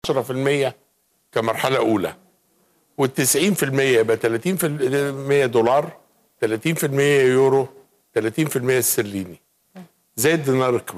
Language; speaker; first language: Arabic; native; Arabic